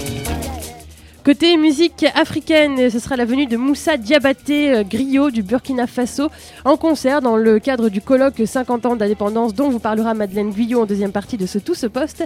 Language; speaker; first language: French; native; French